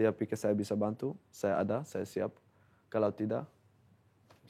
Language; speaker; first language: Indonesian; non-native, fluent; Dutch